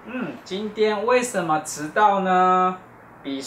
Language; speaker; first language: Chinese; non-native, fluent; Japanese